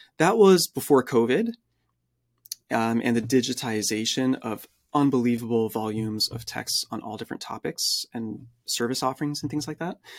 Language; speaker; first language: English; early bilingual, other home language; French